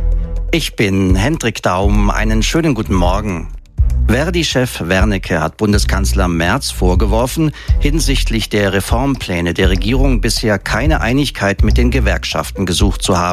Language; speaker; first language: German; native; German